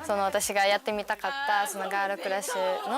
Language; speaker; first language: Japanese; native; Japanese